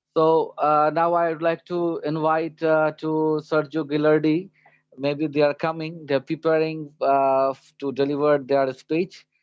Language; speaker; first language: English; non-native, local second language; Bangla